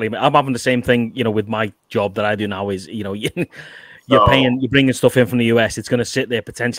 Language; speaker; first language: English; native; English